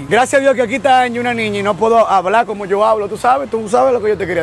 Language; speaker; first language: Spanish; native; Spanish